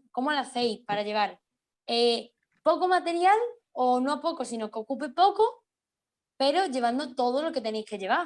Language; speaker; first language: Spanish; native; Spanish